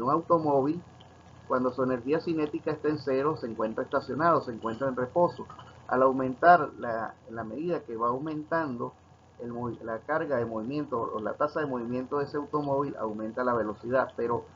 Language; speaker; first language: Spanish; native; Spanish